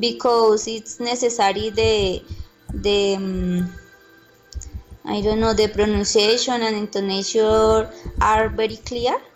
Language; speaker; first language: English; non-native, learner; Spanish